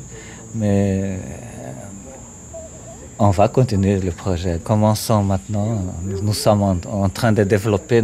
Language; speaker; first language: French; non-native, fluent; Portuguese